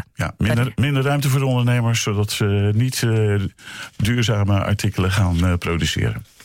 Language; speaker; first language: Dutch; native; Dutch